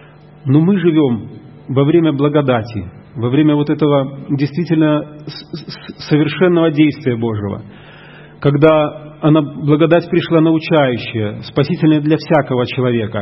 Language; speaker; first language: Russian; native; Russian